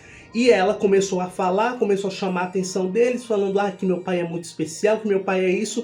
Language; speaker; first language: Portuguese; native; Portuguese